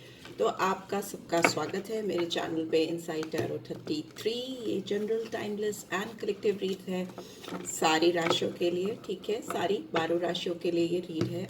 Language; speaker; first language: Hindi; native; Hindi